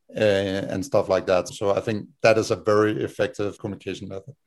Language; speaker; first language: English; non-native, fluent; Danish